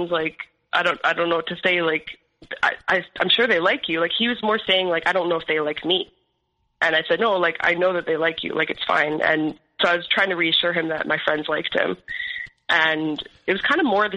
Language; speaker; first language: English; native; English